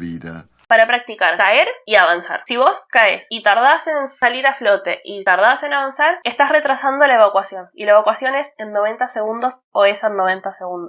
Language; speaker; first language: Spanish; native; Spanish